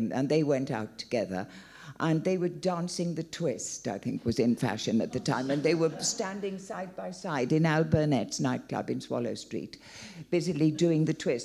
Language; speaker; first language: English; native; English